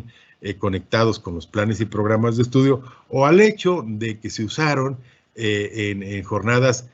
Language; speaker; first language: Spanish; native; Spanish